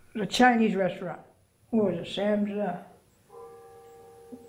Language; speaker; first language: English; native; English